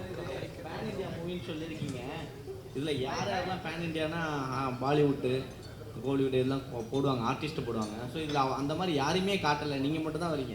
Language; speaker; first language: Tamil; native; Tamil